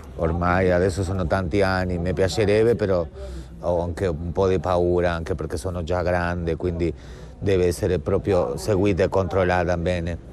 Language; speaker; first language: Italian; non-native, fluent; Spanish